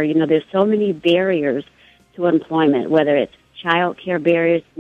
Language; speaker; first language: English; native; English